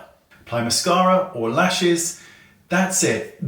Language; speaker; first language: English; native; English